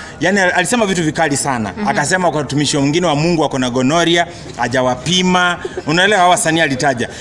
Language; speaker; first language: Swahili; native; Swahili